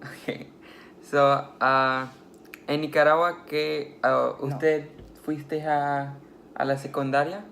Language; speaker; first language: Spanish; early bilingual, heritage; Spanish